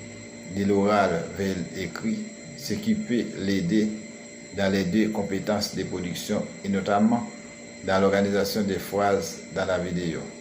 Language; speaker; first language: French; non-native, learner; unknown